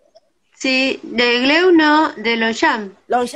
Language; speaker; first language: Spanish; native; Spanish